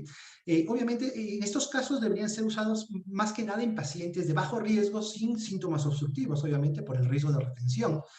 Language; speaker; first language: Spanish; native; Spanish